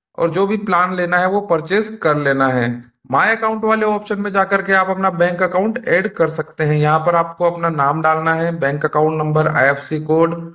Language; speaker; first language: Hindi; native; Hindi